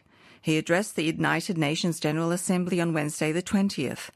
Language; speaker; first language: English; native; English